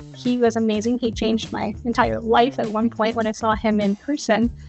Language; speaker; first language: English; native; English